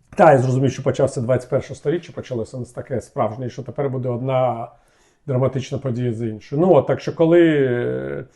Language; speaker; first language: Ukrainian; native; Ukrainian